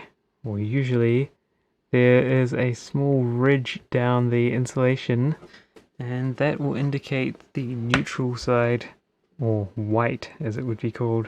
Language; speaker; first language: English; native; English